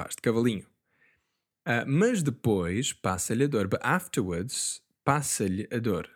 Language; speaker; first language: Portuguese; native; Portuguese